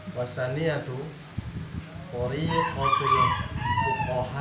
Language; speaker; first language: Arabic; non-native, learner; Indonesian